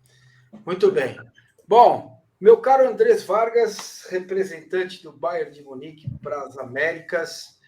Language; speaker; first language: Portuguese; native; Portuguese